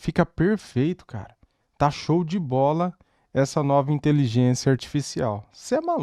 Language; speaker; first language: Portuguese; native; Portuguese